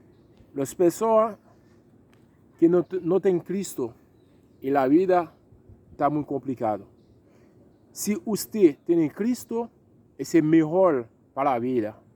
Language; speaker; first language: Spanish; non-native, learner; Haitian Creole